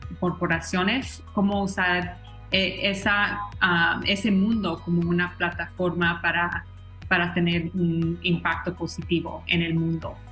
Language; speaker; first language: Spanish; early bilingual, heritage; Spanish